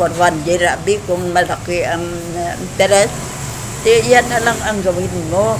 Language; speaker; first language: Filipino; non-native, local second language; Cebuano